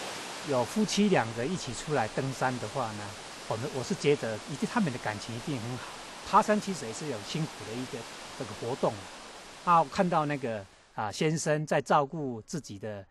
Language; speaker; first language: Chinese; native; Chinese